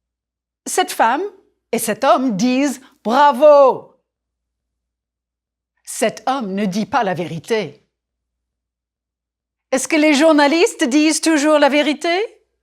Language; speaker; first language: French; non-native, fluent; English